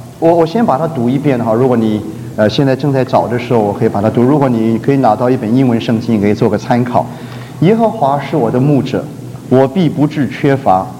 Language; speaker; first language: Chinese; native; Chinese